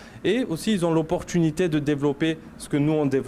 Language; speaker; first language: French; native; French